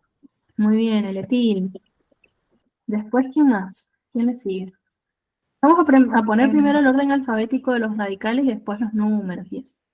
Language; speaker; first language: Spanish; native; Spanish